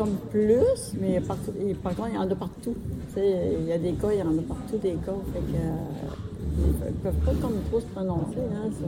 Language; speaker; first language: French; native; French